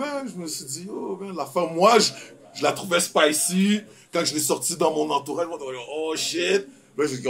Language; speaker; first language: French; native; French